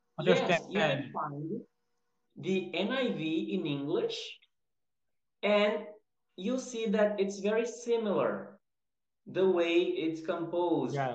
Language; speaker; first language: English; non-native, fluent; Portuguese